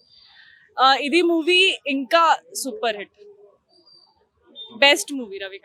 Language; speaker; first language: Telugu; non-native, learner; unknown